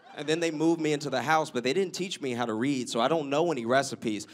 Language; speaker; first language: English; native; English